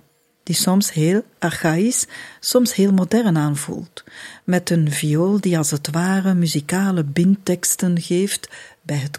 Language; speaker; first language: Dutch; native; Dutch